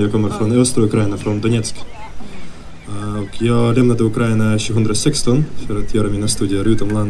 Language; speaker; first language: Swedish; non-native, fluent; Ukrainian